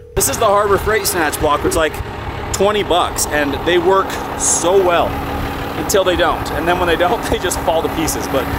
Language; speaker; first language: English; native; English